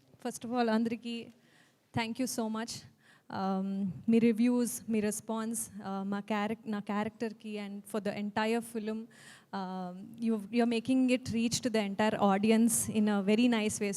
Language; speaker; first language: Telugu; non-native, learner; Kannada